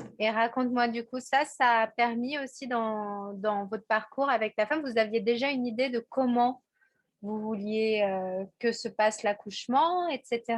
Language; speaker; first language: French; native; French